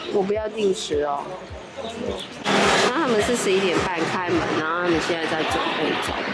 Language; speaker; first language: Chinese; early bilingual, heritage; Chinese